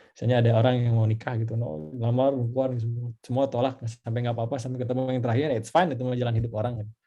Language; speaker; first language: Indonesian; non-native, local second language; Sundanese